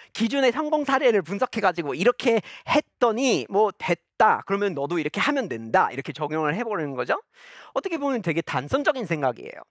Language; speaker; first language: Korean; non-native, fluent; English